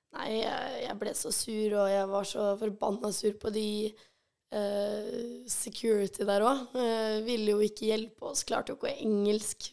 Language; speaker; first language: Norwegian; early bilingual, other home language; Albanian